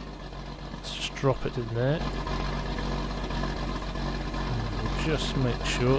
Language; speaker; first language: English; native; English